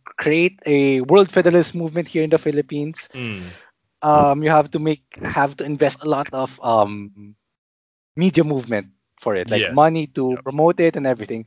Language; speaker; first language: English; non-native, local second language; Filipino